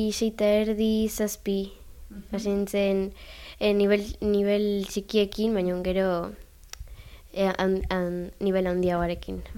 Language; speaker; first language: Basque; non-native, local second language; Spanish